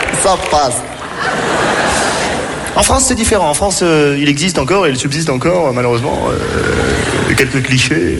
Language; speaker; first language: French; native; French